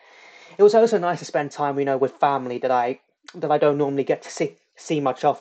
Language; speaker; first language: English; native; English